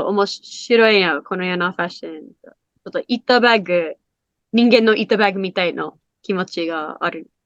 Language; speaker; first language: Japanese; non-native, learner; English